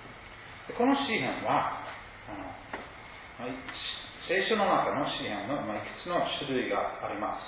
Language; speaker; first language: Japanese; non-native, fluent; English